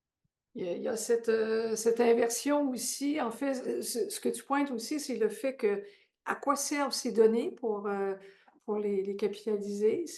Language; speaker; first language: French; native; French